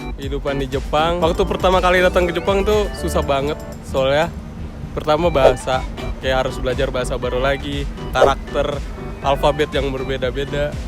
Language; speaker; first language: Indonesian; native; Indonesian